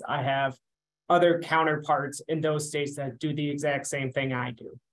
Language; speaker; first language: English; native; English